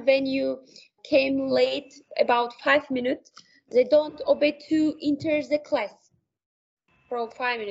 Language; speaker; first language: English; non-native, learner; Uzbek